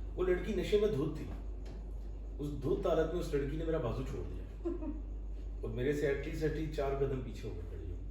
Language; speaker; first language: Urdu; non-native, local second language; Punjabi